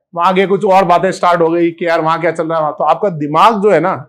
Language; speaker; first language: Hindi; native; Hindi